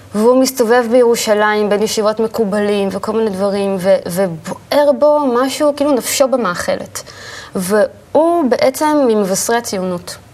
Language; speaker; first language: Hebrew; native; Hebrew